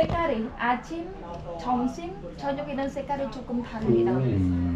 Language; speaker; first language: Korean; non-native, learner; Khmer